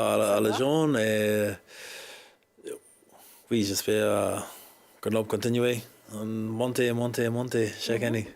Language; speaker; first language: French; non-native, learner; English